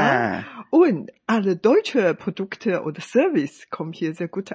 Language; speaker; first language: German; non-native, fluent; Chinese